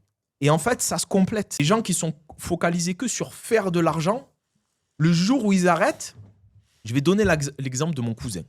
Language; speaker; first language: French; native; French